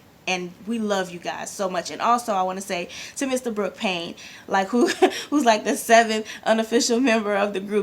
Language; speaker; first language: English; native; English